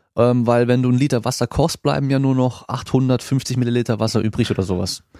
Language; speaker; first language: German; native; German